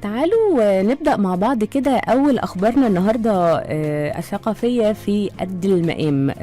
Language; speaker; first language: Arabic; native; Arabic